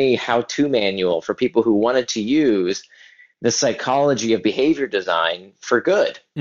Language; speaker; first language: English; native; English